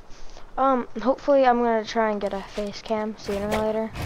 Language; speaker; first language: English; native; English